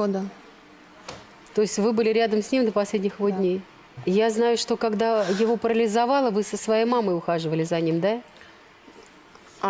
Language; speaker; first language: Russian; native; Russian